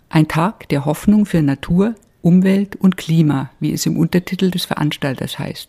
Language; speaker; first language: German; native; German